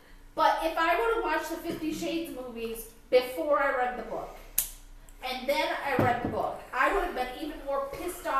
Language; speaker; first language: English; native; English